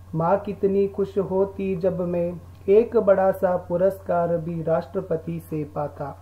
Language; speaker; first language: Hindi; non-native, local second language; Kannada